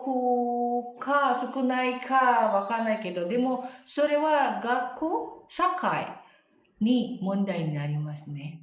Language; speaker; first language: Japanese; non-native, learner; Indonesian